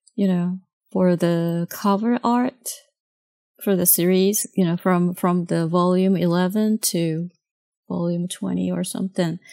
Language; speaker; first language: English; non-native, fluent; Japanese